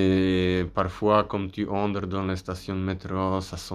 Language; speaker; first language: French; non-native, fluent; Polish